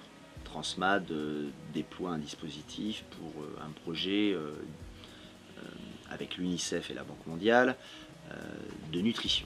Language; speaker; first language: French; native; French